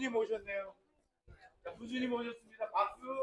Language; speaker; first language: Korean; native; Korean